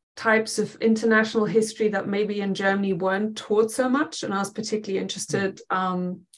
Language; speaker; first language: English; non-native, fluent; German